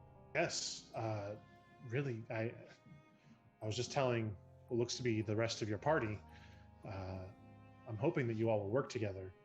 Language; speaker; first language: English; native; English